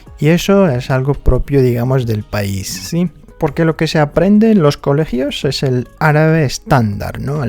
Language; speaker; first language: Spanish; non-native, fluent; Arabic